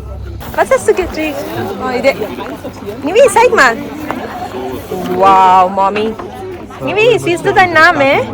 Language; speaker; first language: German; non-native, learner; Telugu